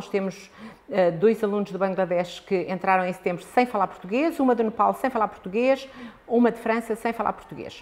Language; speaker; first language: Portuguese; native; Portuguese